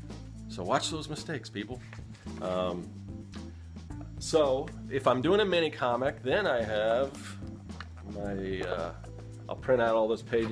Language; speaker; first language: English; native; English